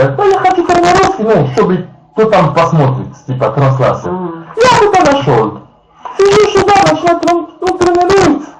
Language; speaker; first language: Russian; non-native, learner; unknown